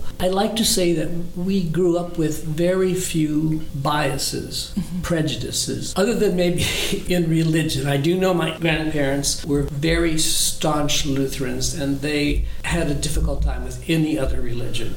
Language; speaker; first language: English; early bilingual, other home language; German